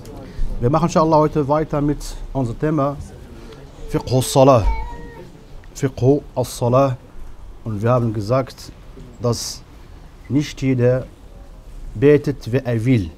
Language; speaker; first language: German; non-native, fluent; Arabic